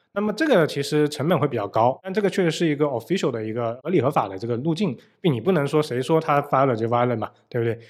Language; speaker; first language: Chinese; native; Chinese